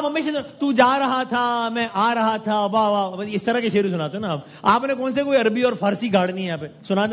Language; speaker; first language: Urdu; native; Urdu